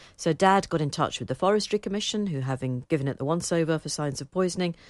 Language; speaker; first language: English; native; English